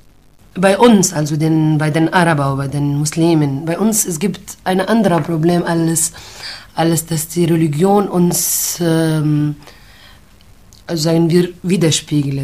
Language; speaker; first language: German; non-native, fluent; Arabic